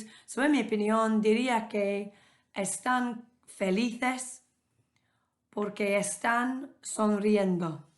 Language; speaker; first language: Spanish; non-native, fluent; English